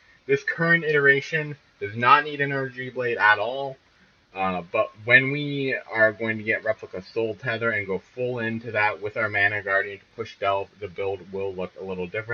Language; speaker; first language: English; native; English